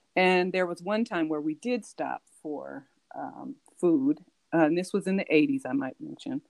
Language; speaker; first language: English; native; English